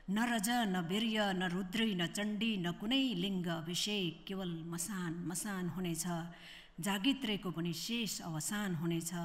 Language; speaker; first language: Nepali; native; Nepali